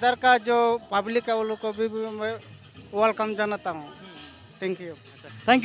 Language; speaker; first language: Hindi; non-native, local second language; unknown